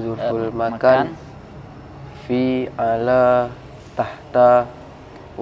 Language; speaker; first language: Arabic; non-native, learner; Indonesian